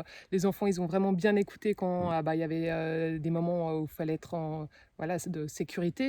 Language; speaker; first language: French; native; French